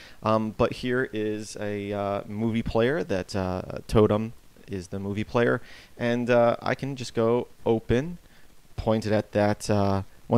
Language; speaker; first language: English; native; English